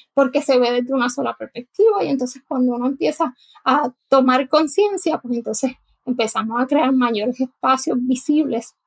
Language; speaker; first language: Spanish; native; Spanish